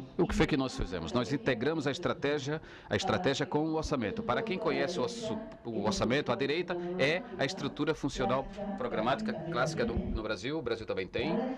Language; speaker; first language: Portuguese; non-native, fluent; Spanish